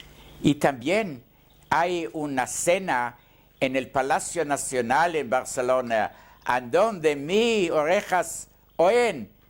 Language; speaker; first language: Spanish; non-native, learner; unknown